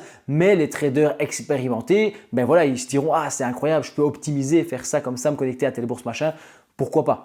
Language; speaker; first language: French; native; French